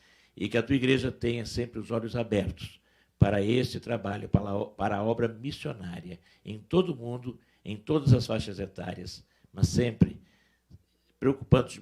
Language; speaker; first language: Portuguese; native; Portuguese